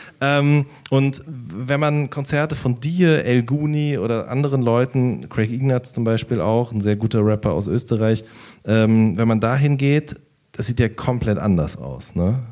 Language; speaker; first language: German; native; German